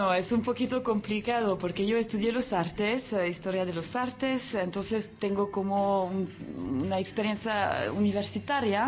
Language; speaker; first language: Spanish; early bilingual, heritage; French